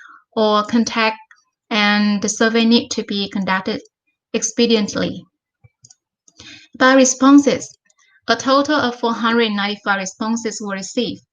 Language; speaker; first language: English; non-native, fluent; Vietnamese